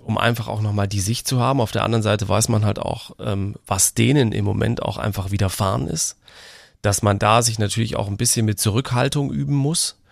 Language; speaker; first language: German; native; German